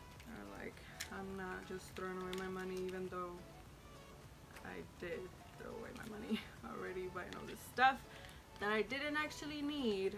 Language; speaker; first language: English; early bilingual, other home language; Spanish